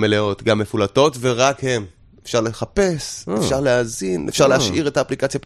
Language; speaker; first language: Hebrew; native; Hebrew